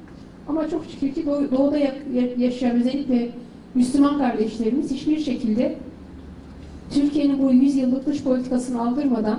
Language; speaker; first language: Turkish; native; Turkish